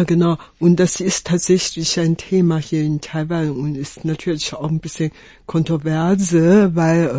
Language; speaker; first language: German; non-native, fluent; Chinese